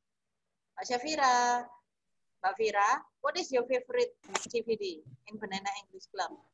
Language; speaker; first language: English; non-native, fluent; Indonesian